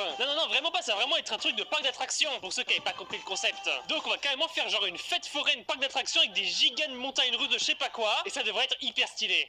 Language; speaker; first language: French; native; French